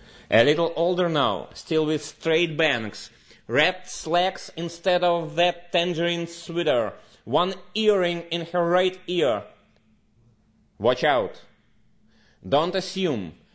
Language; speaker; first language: English; non-native, fluent; Russian